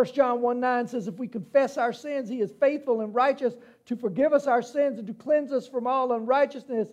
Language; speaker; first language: English; native; English